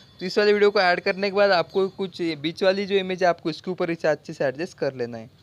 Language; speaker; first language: Hindi; non-native, local second language; Marathi